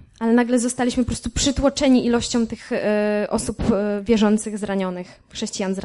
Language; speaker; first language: Polish; native; Polish